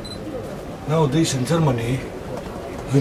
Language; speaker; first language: English; non-native, learner; Greek